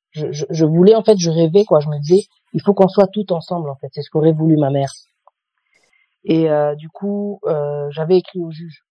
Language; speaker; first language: French; native; French